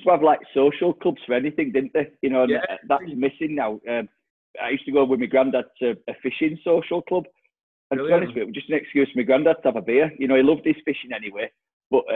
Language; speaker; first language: English; native; English